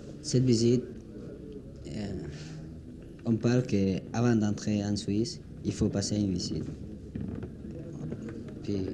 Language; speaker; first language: French; non-native, learner; Spanish